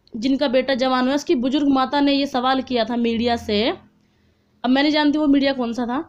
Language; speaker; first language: Hindi; native; Hindi